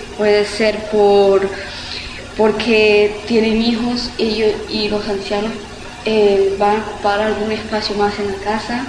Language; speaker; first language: Spanish; early bilingual, heritage; Spanish